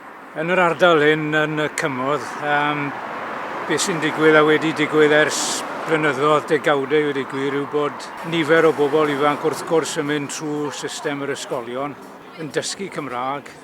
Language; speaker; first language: Welsh; non-native, local second language; English